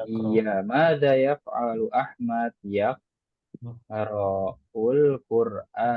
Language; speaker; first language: Arabic; non-native, local second language; Indonesian